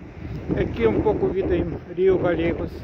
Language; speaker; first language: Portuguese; non-native, learner; Russian